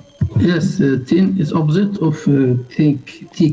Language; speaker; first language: English; non-native, learner; Arabic